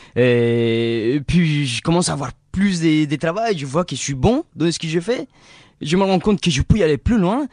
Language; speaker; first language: French; non-native, fluent; Spanish